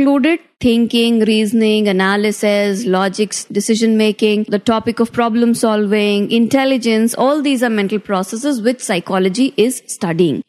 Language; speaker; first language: English; non-native, local second language; Hindi